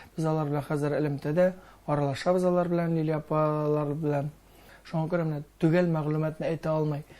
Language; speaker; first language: Tatar; early bilingual, heritage; Tatar